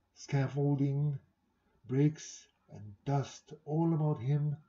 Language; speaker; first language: English; non-native, fluent; Japanese